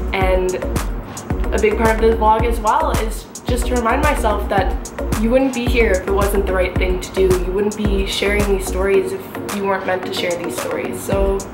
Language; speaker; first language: English; native; English